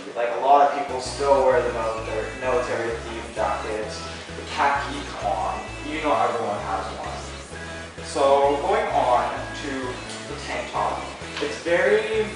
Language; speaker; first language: English; native; English